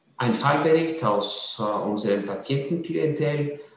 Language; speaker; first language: German; non-native, fluent; Greek